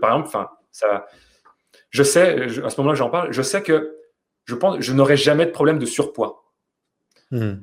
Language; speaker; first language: French; native; French